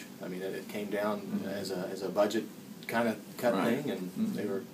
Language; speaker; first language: English; native; English